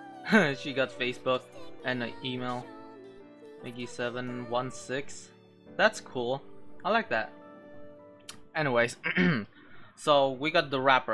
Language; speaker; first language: English; non-native, local second language; Filipino